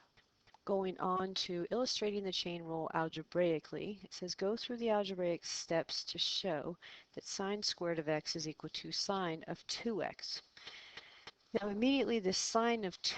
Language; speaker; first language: English; native; English